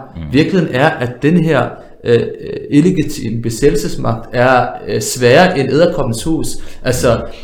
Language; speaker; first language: Danish; early bilingual, other home language; Arabic